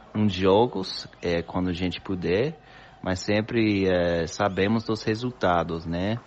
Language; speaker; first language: Portuguese; non-native, fluent; English